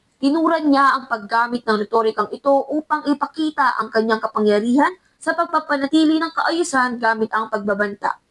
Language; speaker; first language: Filipino; native; Filipino